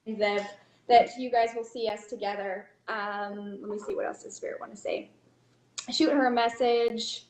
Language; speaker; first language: English; native; English